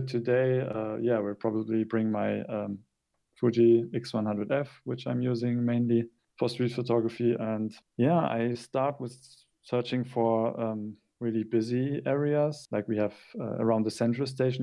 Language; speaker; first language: English; non-native, fluent; German